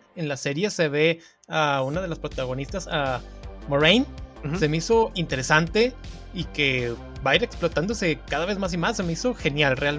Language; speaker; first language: Spanish; native; Spanish